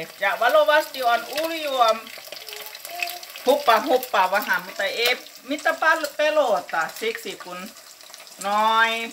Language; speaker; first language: Finnish; non-native, learner; Thai